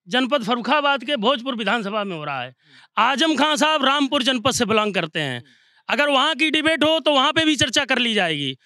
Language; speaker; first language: Hindi; native; Hindi